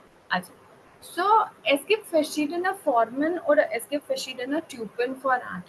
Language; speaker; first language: German; non-native, fluent; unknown